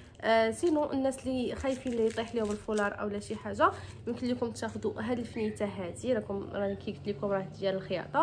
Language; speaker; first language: Arabic; native; Arabic